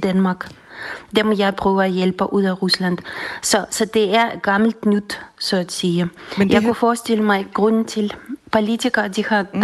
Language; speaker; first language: Danish; non-native, fluent; Russian